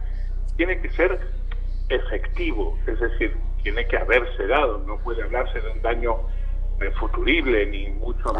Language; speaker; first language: Spanish; native; Spanish